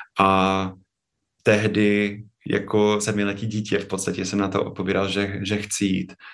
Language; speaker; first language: Czech; non-native, fluent; English